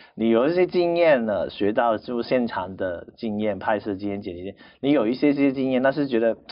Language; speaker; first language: Chinese; non-native, local second language; Cantonese